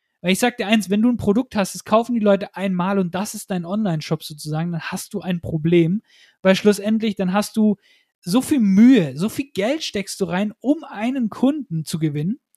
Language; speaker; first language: German; native; German